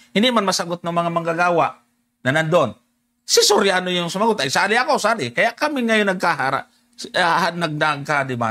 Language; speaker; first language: Filipino; non-native, local second language; Cebuano